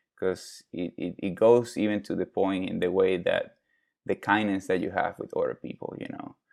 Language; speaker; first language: English; non-native, fluent; Spanish